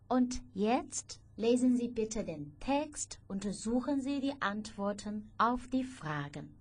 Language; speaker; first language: German; non-native, fluent; Chinese